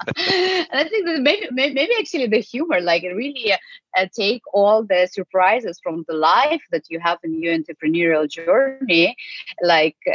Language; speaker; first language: English; non-native, fluent; Ukrainian